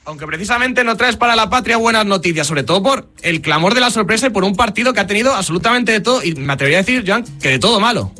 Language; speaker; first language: Spanish; native; Spanish